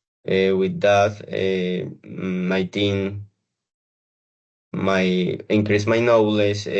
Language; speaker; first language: English; non-native, learner; Spanish